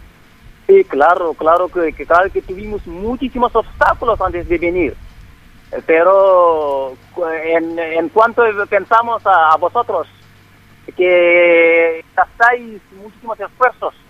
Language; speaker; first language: Spanish; non-native, fluent; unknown